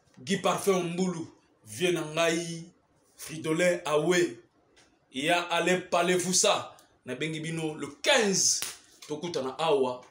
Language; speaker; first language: Lingala; native; Lingala